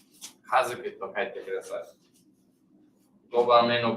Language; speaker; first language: Japanese; non-native, learner; English